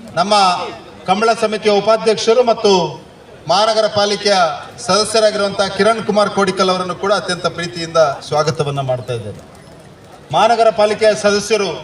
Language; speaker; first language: Kannada; non-native, local second language; Tulu